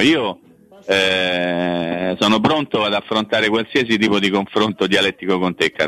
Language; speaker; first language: Italian; native; Italian